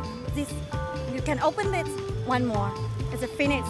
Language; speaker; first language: English; non-native, learner; Vietnamese